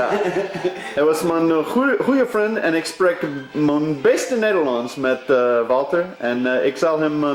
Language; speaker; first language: Dutch; non-native, learner; English